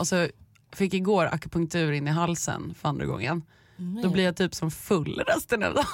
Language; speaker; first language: Swedish; native; Swedish